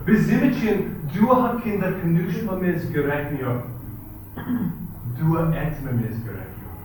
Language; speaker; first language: Turkish; non-native, fluent; English